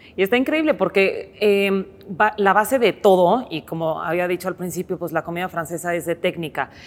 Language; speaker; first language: Spanish; native; Spanish